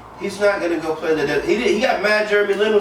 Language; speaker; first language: English; native; English